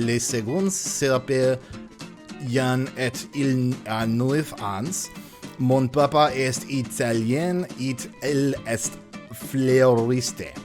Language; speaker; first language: French; non-native, learner; English